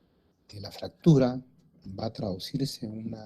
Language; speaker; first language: Spanish; native; Spanish